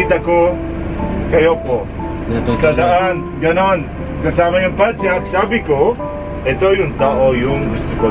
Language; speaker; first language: Filipino; non-native, learner; Arabic